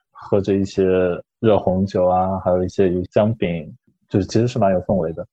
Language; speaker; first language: Chinese; native; Chinese